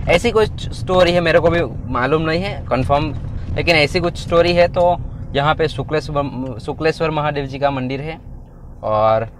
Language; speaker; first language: Hindi; non-native, local second language; Gujarati